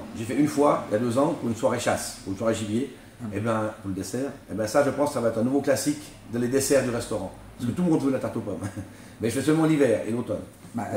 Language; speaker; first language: French; native; French